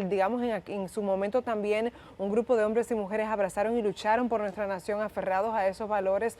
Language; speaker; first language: Spanish; native; Spanish